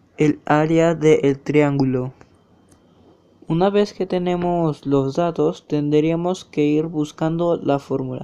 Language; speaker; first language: Spanish; native; Spanish